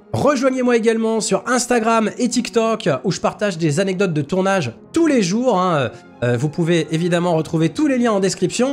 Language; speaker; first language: French; native; French